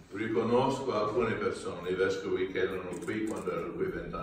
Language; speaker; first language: Italian; non-native, learner; English